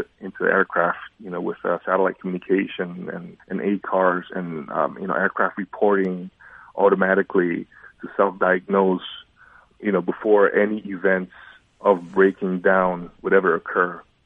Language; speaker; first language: English; early bilingual, other home language; Indonesian